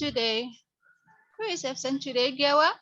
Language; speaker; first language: English; non-native, learner; Indonesian